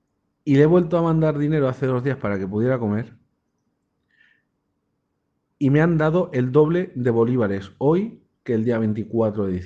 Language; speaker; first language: Spanish; native; Spanish